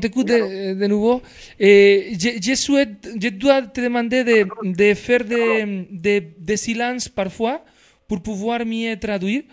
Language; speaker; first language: French; non-native, fluent; Spanish